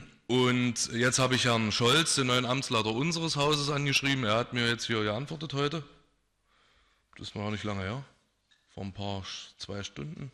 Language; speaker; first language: German; native; German